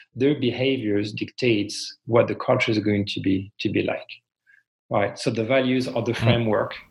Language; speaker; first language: English; non-native, fluent; French